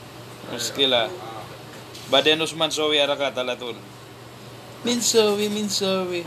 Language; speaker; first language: Arabic; non-native, learner; Filipino